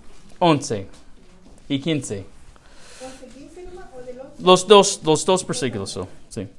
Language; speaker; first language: Spanish; non-native, learner; English